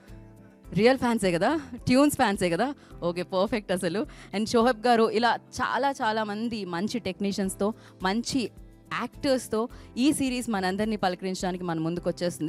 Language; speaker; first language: Telugu; native; Telugu